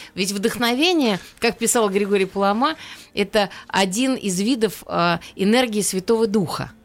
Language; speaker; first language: Russian; native; Russian